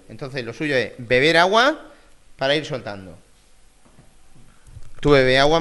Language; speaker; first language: Spanish; native; Spanish